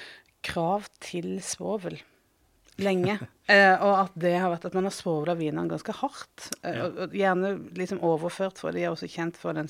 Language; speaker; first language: Norwegian; native; Norwegian